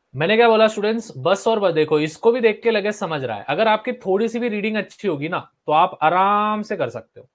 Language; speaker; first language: Hindi; non-native, local second language; Marathi